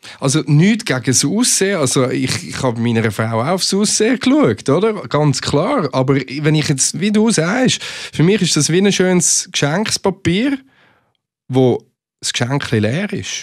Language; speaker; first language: German; native; German